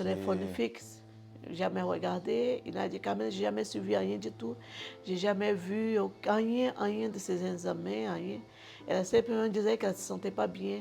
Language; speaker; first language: French; non-native, learner; Portuguese